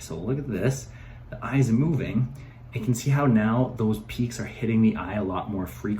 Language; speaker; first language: English; native; English